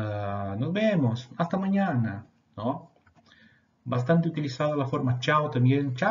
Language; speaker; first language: Spanish; non-native, fluent; Portuguese